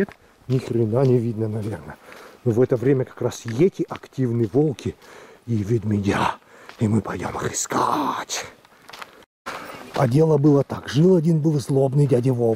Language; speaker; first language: Russian; native; Russian